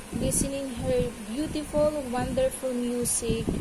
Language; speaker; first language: English; non-native, local second language; Filipino